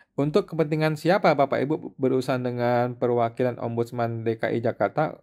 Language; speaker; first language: Indonesian; native; Indonesian